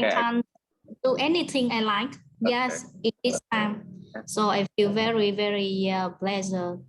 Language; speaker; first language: English; non-native, learner; Vietnamese